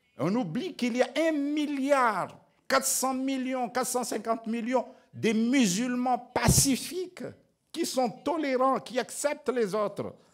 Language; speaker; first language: French; non-native, local second language; Ngazidja Comorian